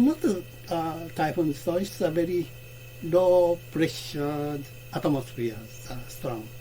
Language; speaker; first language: English; non-native, learner; Japanese